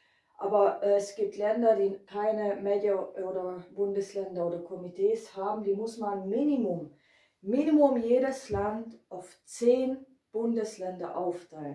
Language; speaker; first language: German; non-native, fluent; Hungarian